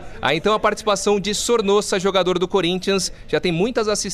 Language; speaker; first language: Portuguese; native; Portuguese